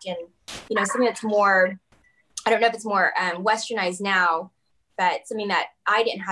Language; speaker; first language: English; native; English